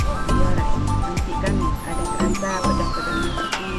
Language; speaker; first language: Indonesian; non-native, local second language; Achinese